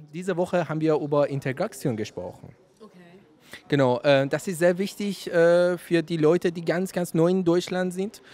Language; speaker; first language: German; non-native, fluent; Persian